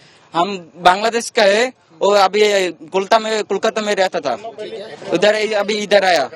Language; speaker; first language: Hindi; non-native, learner; Bangla